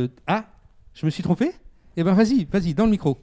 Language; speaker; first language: French; native; French